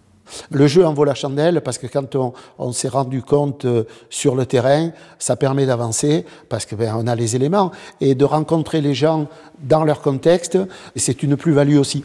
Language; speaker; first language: French; native; French